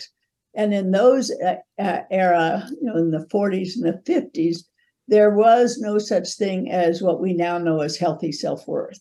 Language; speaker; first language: English; native; English